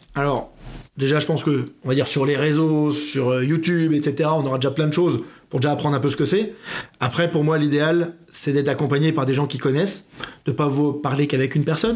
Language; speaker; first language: French; native; French